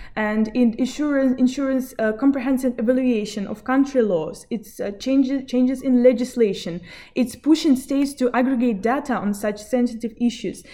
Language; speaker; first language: English; non-native, fluent; Belarusian